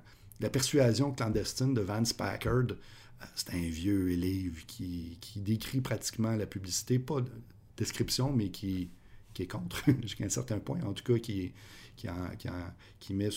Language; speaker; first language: French; native; French